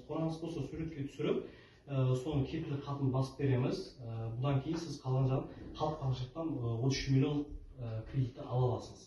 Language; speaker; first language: Uzbek; non-native, local second language; Kara-Kalpak